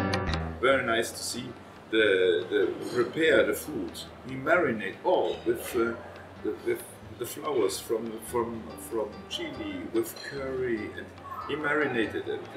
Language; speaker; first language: English; non-native, learner; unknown